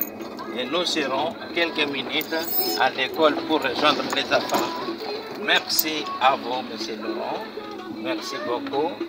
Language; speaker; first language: French; non-native, local second language; Malagasy